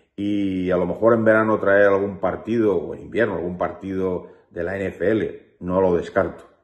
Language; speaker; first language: Spanish; native; Spanish